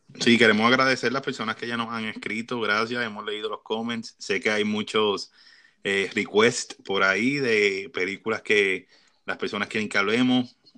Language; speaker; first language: Spanish; native; Spanish